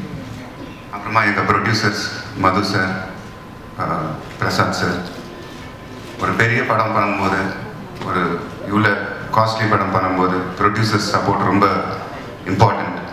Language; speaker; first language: Tamil; non-native, local second language; Telugu